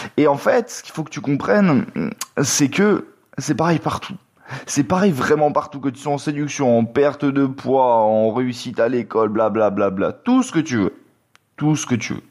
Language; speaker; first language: French; native; French